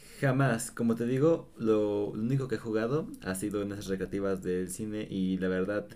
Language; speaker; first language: Spanish; native; Spanish